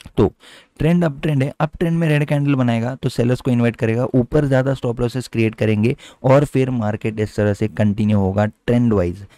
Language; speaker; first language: Hindi; native; Hindi